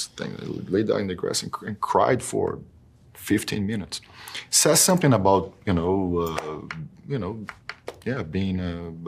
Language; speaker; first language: English; non-native, fluent; Portuguese